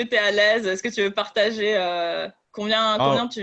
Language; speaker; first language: French; native; French